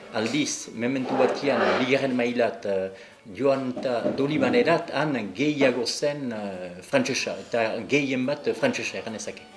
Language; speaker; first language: Basque; native; Basque